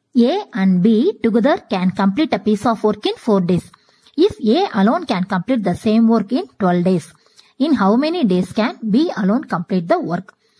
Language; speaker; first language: English; non-native, local second language; Tamil